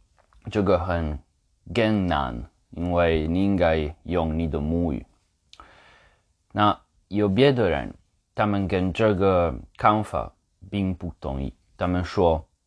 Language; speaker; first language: Chinese; non-native, learner; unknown